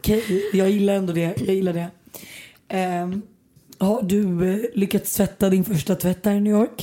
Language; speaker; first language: Swedish; native; Swedish